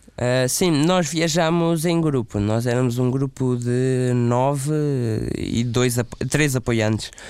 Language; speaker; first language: Portuguese; native; Portuguese